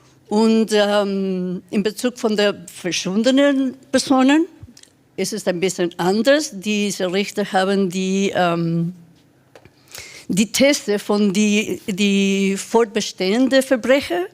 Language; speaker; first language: German; non-native, fluent; Spanish